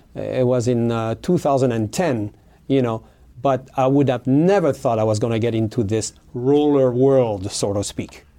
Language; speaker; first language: English; non-native, fluent; French